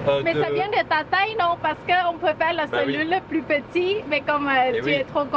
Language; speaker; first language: French; non-native, learner; Thai